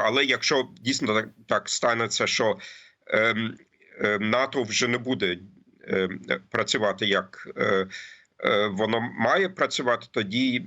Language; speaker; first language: Ukrainian; non-native, fluent; German